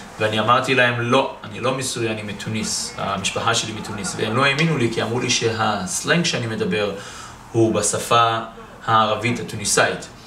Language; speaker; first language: Hebrew; native; Hebrew